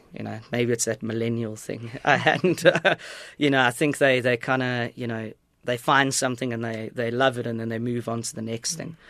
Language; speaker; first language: English; native; English